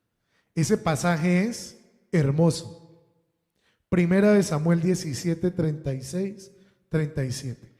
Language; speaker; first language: Spanish; native; Spanish